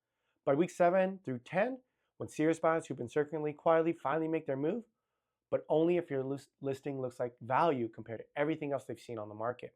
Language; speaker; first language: English; native; English